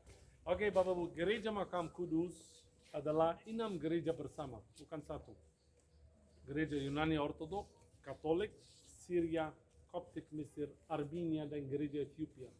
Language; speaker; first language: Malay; non-native, fluent; Arabic